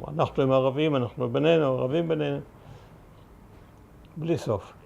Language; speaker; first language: Hebrew; early bilingual, other home language; German